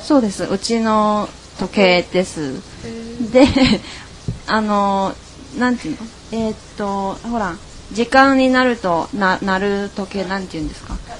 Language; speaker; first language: Japanese; non-native, fluent; Chinese